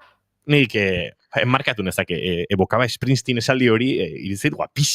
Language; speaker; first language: Basque; native; Basque